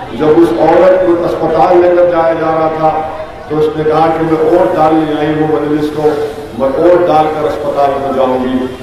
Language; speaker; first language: Urdu; native; Urdu